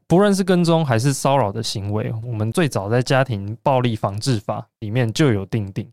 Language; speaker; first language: Chinese; native; Chinese